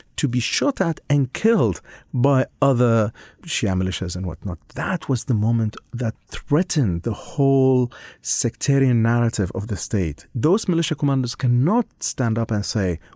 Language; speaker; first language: English; non-native, fluent; Arabic